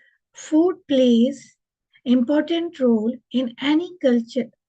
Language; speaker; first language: English; non-native, local second language; Hindi